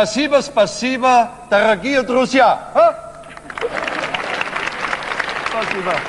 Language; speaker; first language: Russian; non-native, learner; German